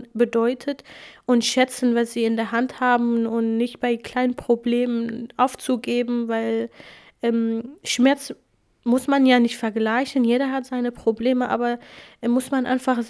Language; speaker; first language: German; non-native, fluent; Kurdish